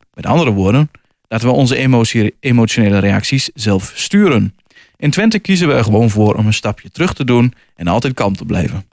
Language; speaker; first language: Dutch; native; Dutch